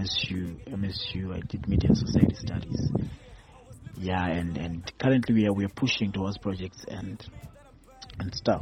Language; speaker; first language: English; non-native, local second language; Shona